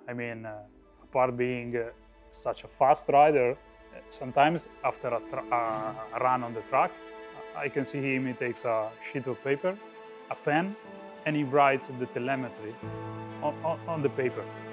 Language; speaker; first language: English; non-native, fluent; Italian